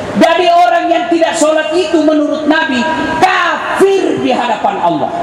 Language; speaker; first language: Indonesian; non-native, local second language; Buginese